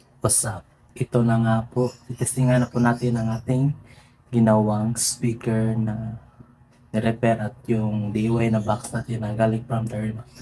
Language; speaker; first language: Filipino; non-native, local second language; Cebuano